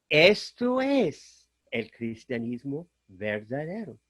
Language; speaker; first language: Spanish; non-native, fluent; German